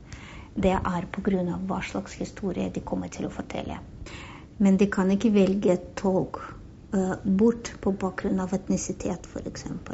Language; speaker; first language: Norwegian; non-native, fluent; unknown